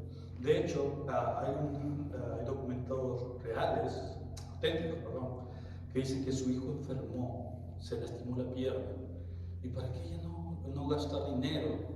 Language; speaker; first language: Spanish; native; Spanish